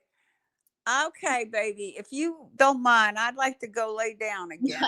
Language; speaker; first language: English; native; English